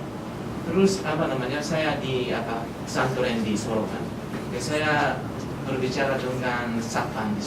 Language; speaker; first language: Indonesian; non-native, fluent; Japanese